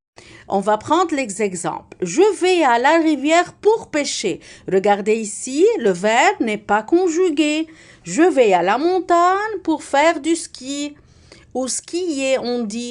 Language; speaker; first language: French; non-native, fluent; Arabic